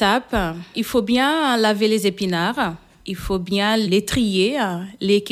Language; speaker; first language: French; non-native, fluent; Portuguese